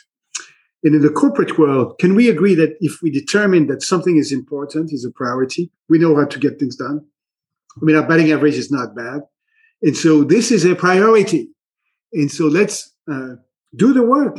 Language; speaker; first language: English; native; English